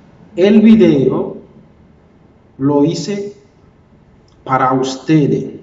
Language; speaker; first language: Spanish; non-native, fluent; Haitian Creole